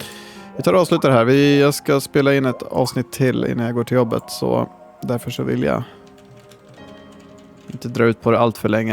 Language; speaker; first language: Swedish; native; Swedish